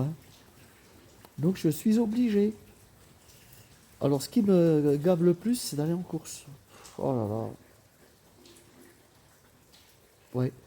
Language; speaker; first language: French; native; French